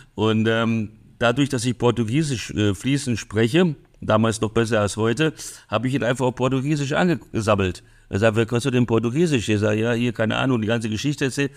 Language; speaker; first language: German; early bilingual, other home language; Hungarian